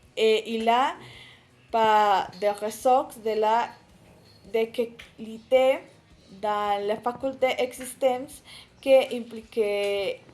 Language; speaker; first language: French; non-native, learner; Spanish